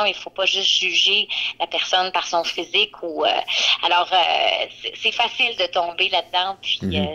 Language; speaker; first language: French; native; French